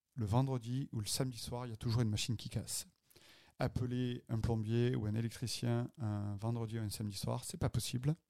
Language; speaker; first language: French; native; French